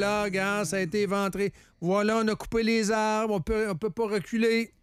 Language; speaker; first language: French; native; French